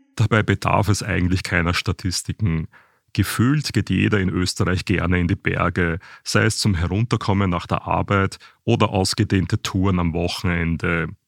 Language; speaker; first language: German; native; German